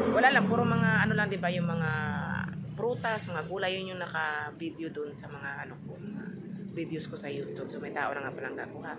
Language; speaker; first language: Filipino; non-native, local second language; Cebuano